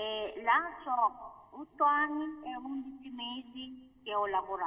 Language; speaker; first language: Italian; non-native, fluent; Albanian